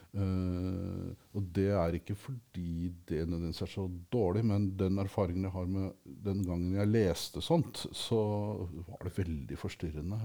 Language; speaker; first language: Norwegian; native; Norwegian